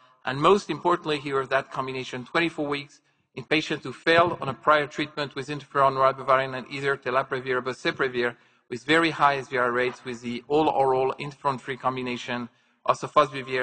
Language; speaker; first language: English; non-native, fluent; French